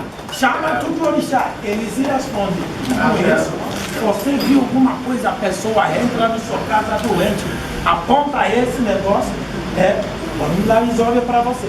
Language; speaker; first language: Portuguese; non-native, fluent; Yoruba